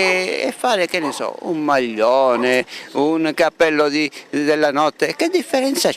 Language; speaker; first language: Italian; native; Italian